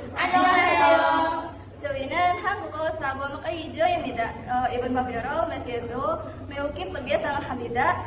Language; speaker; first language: Korean; non-native, learner; Indonesian